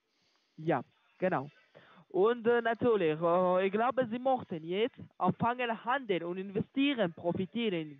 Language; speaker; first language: German; non-native, learner; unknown